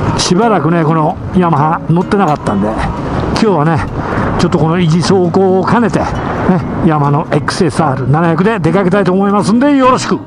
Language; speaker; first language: Japanese; native; Japanese